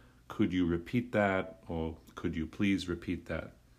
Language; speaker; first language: English; native; English